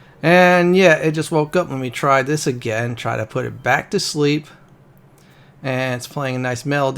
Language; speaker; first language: English; native; English